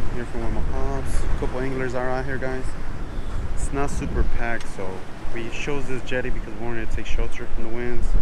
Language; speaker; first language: English; native; English